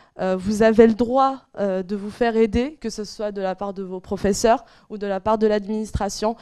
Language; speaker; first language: French; non-native, local second language; Arabic